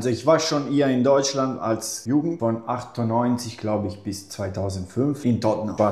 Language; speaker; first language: German; non-native, fluent; Italian